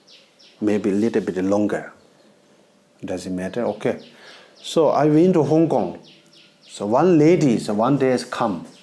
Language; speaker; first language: English; non-native, learner; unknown